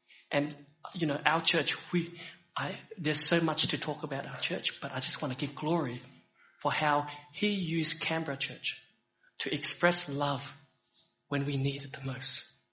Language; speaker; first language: English; early bilingual, other home language; Vietnamese